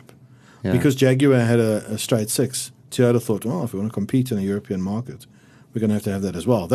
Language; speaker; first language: English; native; English